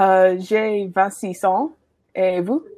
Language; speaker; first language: French; non-native, learner; English